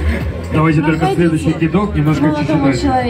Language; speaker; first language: Russian; native; Russian